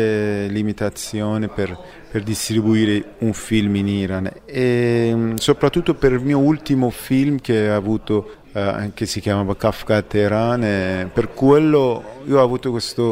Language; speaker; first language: Italian; non-native, fluent; Persian